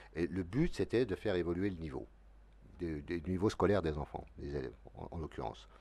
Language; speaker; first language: French; native; French